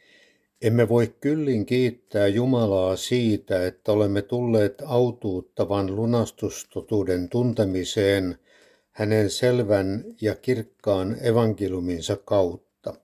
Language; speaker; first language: Finnish; native; Finnish